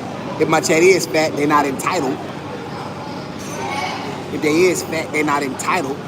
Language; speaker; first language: English; native; English